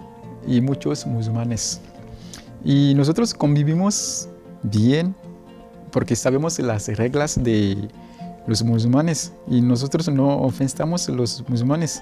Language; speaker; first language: Spanish; non-native, learner; Ewe